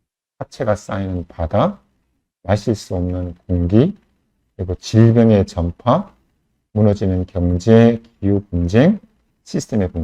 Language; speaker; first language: Korean; native; Korean